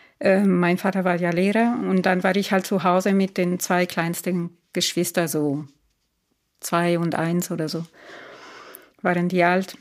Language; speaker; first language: German; non-native, fluent; Spanish